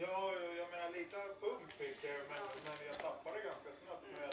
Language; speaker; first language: Swedish; native; Swedish